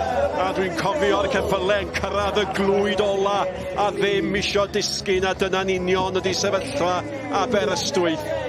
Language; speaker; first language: Welsh; native; Welsh